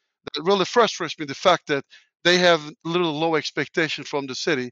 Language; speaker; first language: English; non-native, fluent; Turkish